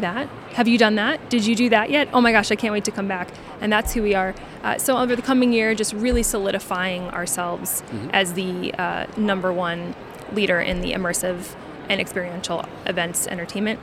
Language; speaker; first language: English; native; English